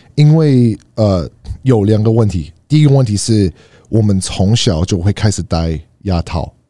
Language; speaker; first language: Chinese; non-native, fluent; English